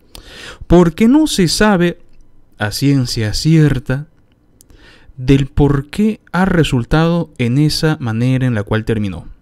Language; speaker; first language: Spanish; native; Spanish